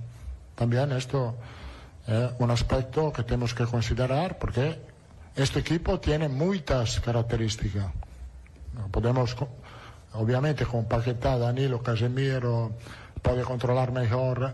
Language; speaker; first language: Portuguese; non-native, learner; Italian